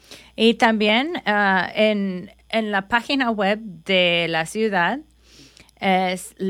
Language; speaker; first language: Spanish; non-native, fluent; English